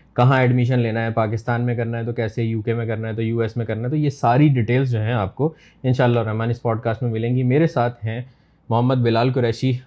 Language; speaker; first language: Urdu; native; Urdu